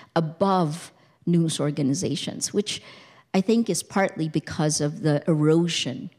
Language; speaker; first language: English; early bilingual, other home language; Filipino